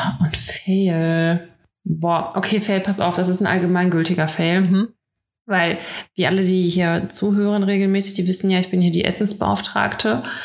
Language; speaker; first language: German; early bilingual, other home language; Russian